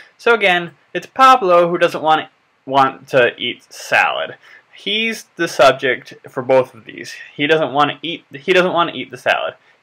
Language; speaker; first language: English; native; English